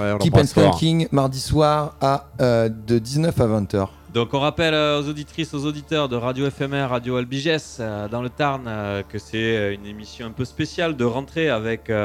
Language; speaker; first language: French; native; French